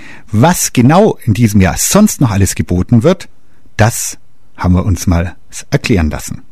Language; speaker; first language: German; native; German